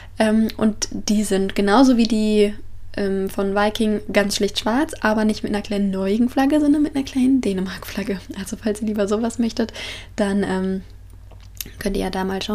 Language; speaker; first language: German; native; German